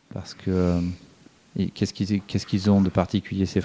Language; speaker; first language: French; native; French